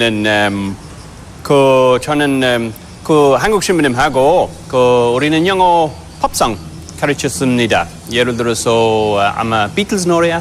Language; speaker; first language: Korean; non-native, fluent; English